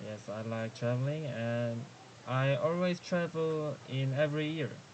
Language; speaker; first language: English; non-native, learner; Korean